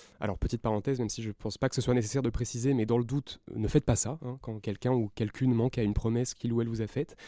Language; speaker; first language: French; native; French